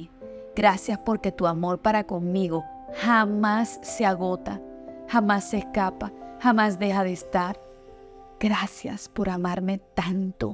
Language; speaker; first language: Spanish; native; Spanish